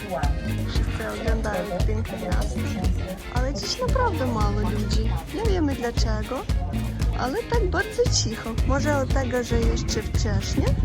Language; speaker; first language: Polish; non-native, learner; Ukrainian